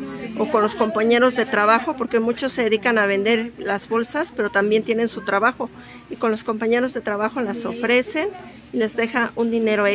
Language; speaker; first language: Spanish; native; Spanish